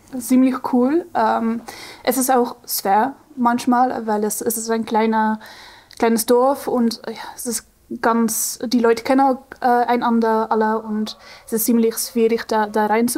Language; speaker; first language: German; non-native, fluent; Dutch